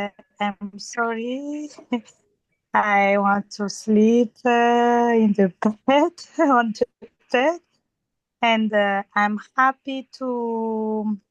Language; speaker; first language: English; non-native, learner; Malagasy